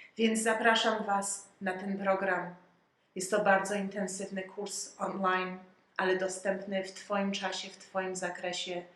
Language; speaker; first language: Polish; early bilingual, heritage; Polish